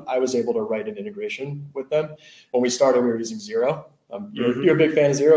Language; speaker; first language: English; native; English